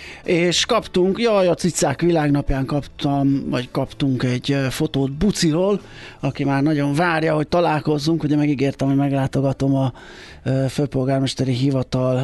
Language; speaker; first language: Hungarian; native; Hungarian